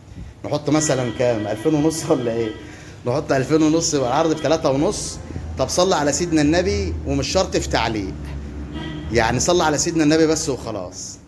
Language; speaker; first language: Arabic; native; Arabic